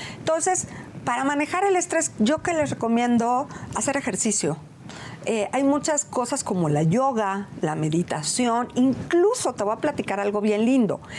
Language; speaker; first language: Spanish; native; Spanish